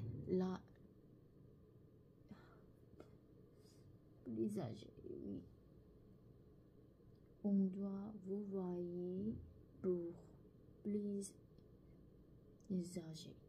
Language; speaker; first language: French; non-native, learner; Korean